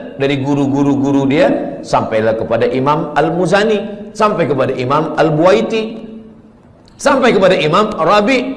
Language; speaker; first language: Malay; native; Malay